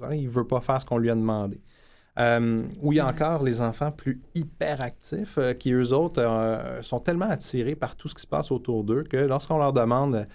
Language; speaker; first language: French; native; French